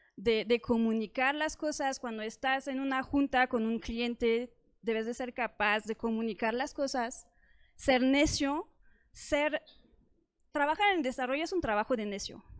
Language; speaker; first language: Spanish; non-native, fluent; French